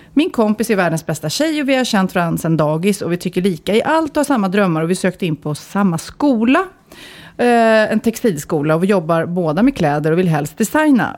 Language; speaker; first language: Swedish; native; Swedish